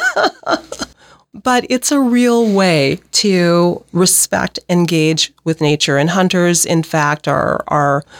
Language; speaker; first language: English; native; English